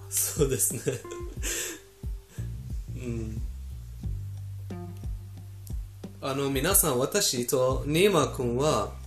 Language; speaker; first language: Japanese; non-native, fluent; Persian